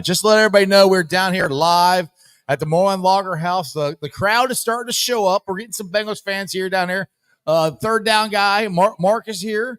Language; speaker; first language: English; native; English